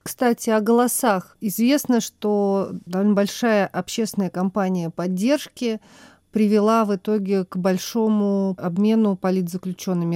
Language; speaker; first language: Russian; native; Russian